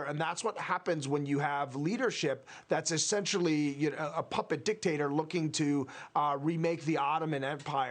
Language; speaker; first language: English; native; English